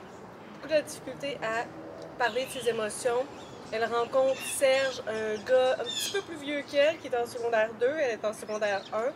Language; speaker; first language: French; native; French